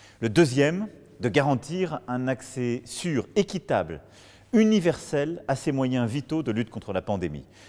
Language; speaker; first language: French; native; French